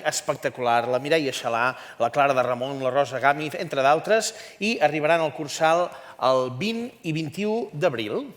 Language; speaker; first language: Catalan; native; Catalan